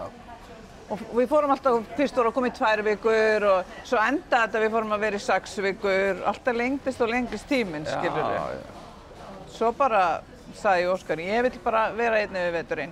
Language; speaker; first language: Icelandic; native; Icelandic